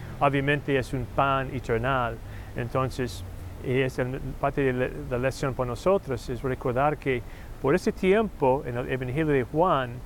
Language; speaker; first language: Spanish; non-native, fluent; English